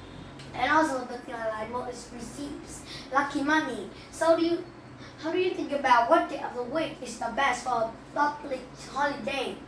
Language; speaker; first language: English; non-native, learner; Vietnamese